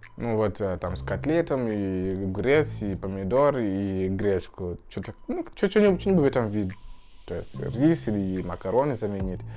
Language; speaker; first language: Russian; non-native, fluent; Tswana